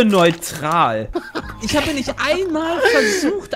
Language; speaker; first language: German; native; German